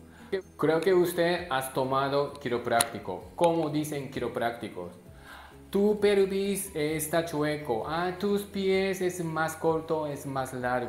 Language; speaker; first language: Spanish; non-native, learner; Japanese